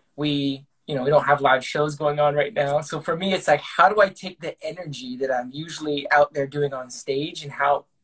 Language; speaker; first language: English; native; English